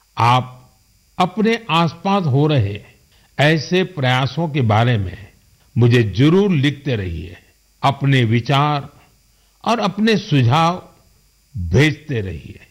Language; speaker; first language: Hindi; non-native, local second language; Gujarati